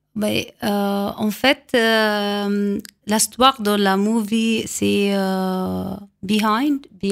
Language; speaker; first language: French; non-native, learner; Arabic